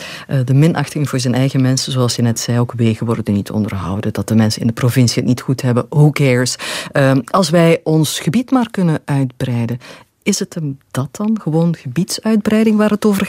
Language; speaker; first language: Dutch; native; Dutch